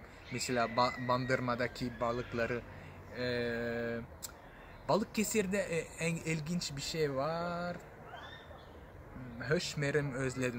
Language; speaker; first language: Turkish; non-native, fluent; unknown